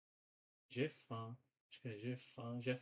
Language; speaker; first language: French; non-native, learner; Portuguese